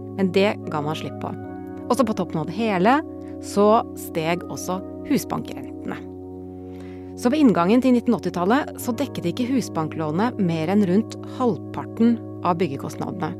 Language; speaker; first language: Norwegian; native; Norwegian